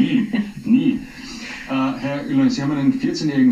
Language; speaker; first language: German; native; German